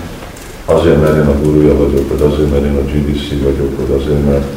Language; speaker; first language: Hungarian; early bilingual, heritage; Hungarian